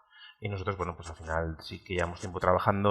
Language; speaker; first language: Spanish; native; Spanish